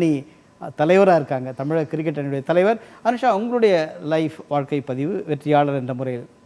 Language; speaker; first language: Tamil; native; Tamil